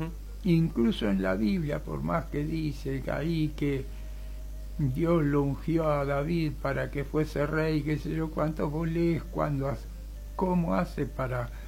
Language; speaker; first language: Spanish; native; Spanish